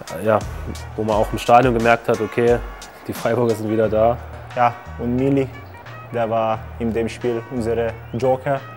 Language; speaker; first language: German; non-native, learner; Hungarian